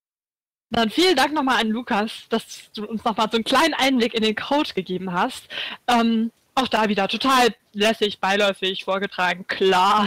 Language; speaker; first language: German; native; German